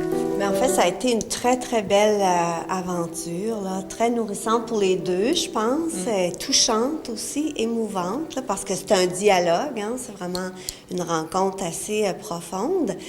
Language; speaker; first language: French; native; French